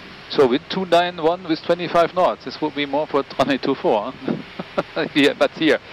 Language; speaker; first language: English; non-native, fluent; German